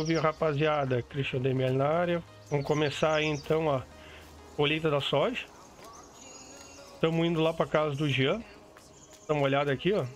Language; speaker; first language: Portuguese; native; Portuguese